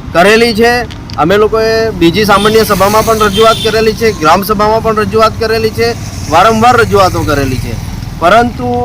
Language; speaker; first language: Gujarati; native; Gujarati